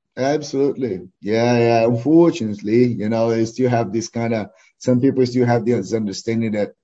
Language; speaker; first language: English; non-native, fluent; Portuguese